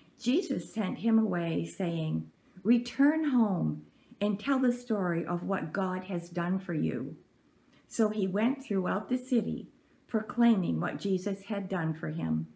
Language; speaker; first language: English; native; English